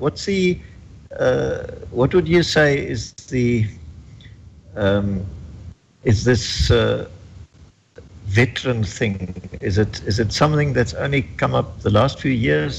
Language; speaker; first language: English; non-native, local second language; Afrikaans